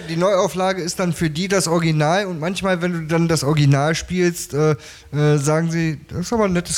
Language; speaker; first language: German; native; German